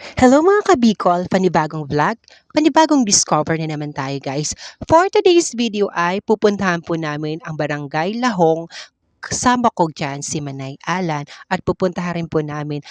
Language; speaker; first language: Filipino; non-native, local second language; Bikol